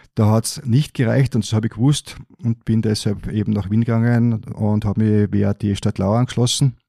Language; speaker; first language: German; native; German